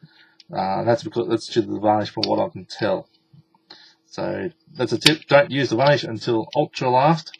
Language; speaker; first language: English; native; English